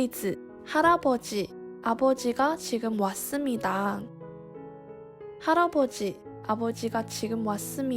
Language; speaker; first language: Korean; non-native, fluent; Chinese